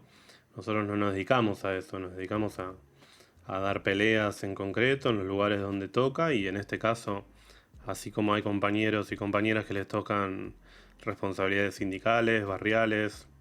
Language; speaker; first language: Spanish; native; Spanish